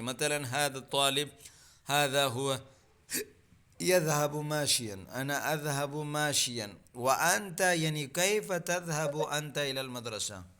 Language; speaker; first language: Arabic; non-native, fluent; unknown